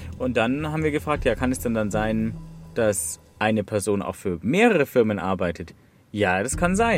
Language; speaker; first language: German; native; German